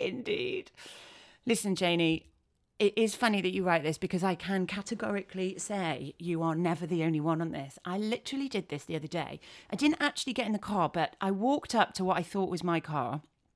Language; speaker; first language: English; native; English